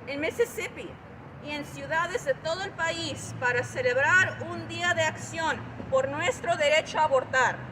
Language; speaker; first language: Spanish; early bilingual, other home language; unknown